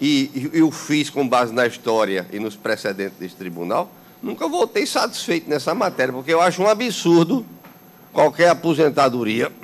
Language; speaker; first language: Portuguese; native; Portuguese